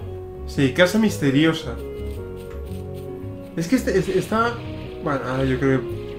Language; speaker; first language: Spanish; native; Spanish